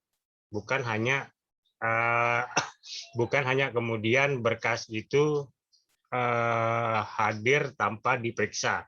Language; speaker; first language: Indonesian; native; Indonesian